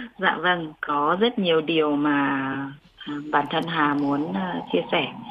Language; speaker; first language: Vietnamese; non-native, local second language; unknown